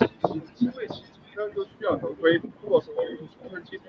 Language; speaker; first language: Chinese; native; Chinese